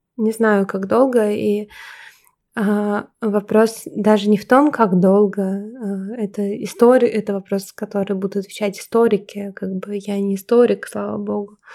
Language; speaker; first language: Russian; native; Russian